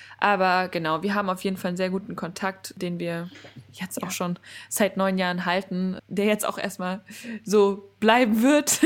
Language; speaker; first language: German; native; German